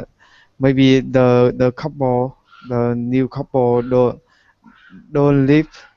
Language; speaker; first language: English; non-native, learner; Vietnamese